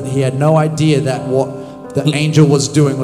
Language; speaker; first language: English; native; English